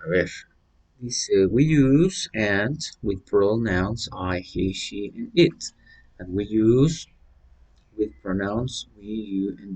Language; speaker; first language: English; non-native, fluent; Spanish